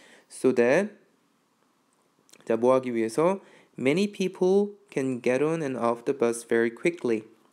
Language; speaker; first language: English; non-native, fluent; Korean